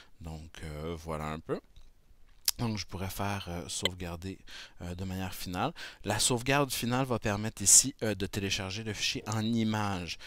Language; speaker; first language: French; native; French